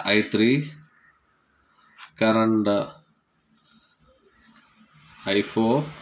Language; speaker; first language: English; non-native, local second language; Tamil